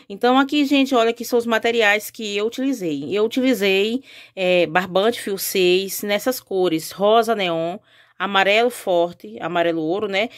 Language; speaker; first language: Portuguese; native; Portuguese